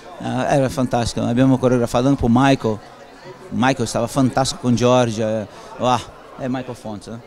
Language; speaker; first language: Italian; non-native, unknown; Spanish